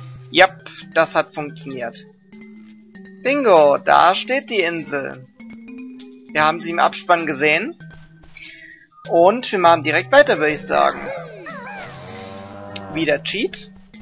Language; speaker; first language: German; native; German